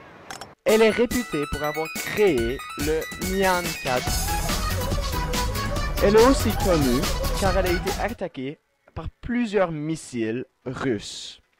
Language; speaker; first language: French; native; French